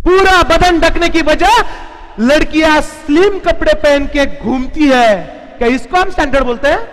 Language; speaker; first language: Hindi; non-native, local second language; Marathi